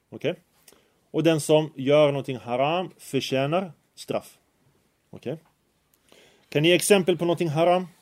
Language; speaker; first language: Swedish; early bilingual, other home language; Arabic